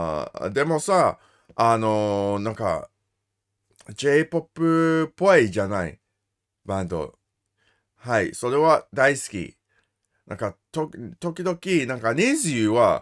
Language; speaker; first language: Japanese; non-native, learner; English